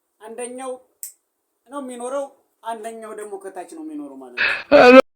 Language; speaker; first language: Amharic; native; Amharic